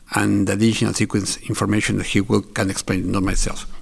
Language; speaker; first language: English; non-native, fluent; Spanish